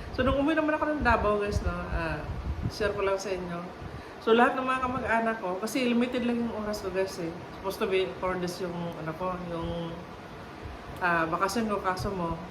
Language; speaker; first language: Filipino; non-native, local second language; Cebuano